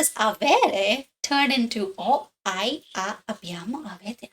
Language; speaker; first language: Italian; non-native, learner; English